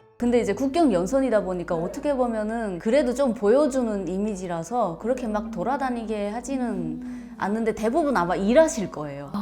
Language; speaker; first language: Korean; native; Korean